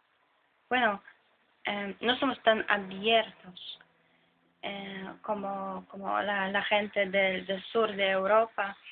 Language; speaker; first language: Spanish; non-native, fluent; Polish